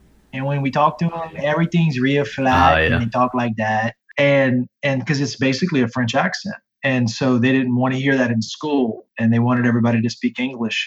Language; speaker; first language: English; native; English